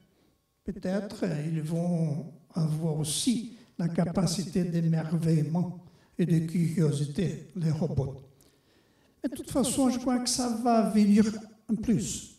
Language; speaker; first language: French; non-native, fluent; Portuguese